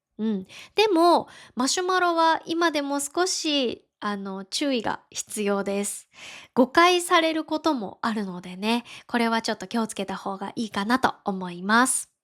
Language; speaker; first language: Japanese; native; Japanese